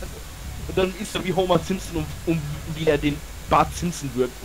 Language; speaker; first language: German; native; German